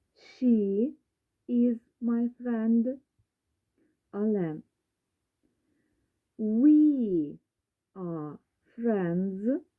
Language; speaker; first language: English; non-native, fluent; Ukrainian